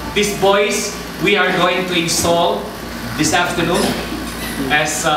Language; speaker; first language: English; non-native, local second language; Cebuano